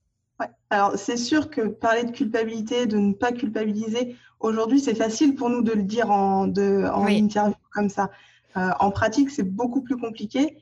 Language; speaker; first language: French; native; French